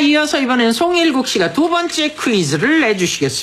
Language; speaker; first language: Korean; native; Korean